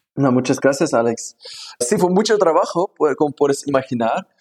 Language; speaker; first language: Spanish; non-native, fluent; German